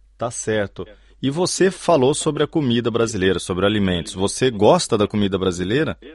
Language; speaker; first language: Portuguese; native; Portuguese